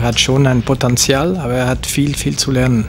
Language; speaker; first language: German; non-native, local second language; French